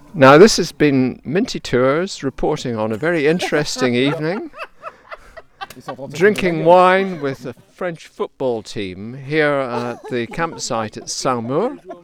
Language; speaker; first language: English; native; English